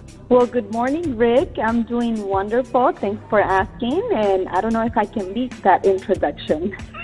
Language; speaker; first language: English; early bilingual, other home language; Spanish